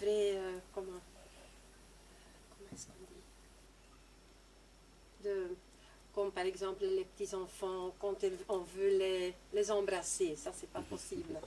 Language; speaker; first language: French; non-native, local second language; Dutch